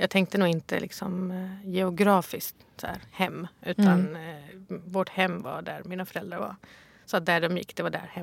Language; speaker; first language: Swedish; early bilingual, other home language; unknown